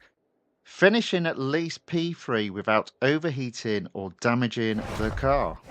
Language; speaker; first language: English; native; English